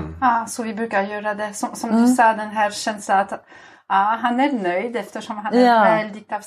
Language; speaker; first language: Swedish; non-native, fluent; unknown